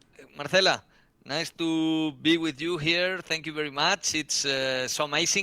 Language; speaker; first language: English; non-native, learner; Spanish